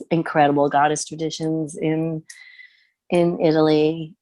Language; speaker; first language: English; native; English